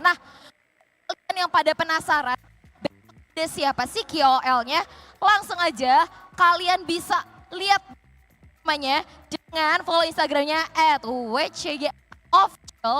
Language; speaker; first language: Indonesian; native; Indonesian